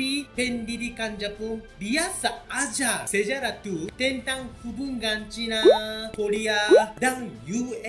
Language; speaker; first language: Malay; non-native, fluent; Japanese